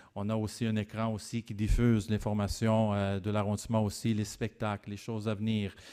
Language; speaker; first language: French; native; French